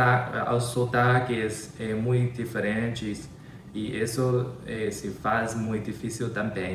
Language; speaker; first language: Portuguese; non-native, learner; Chinese